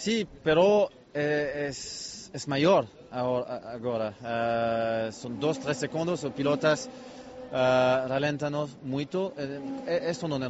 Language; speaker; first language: Spanish; non-native, learner; French